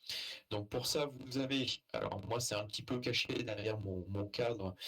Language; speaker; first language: French; native; French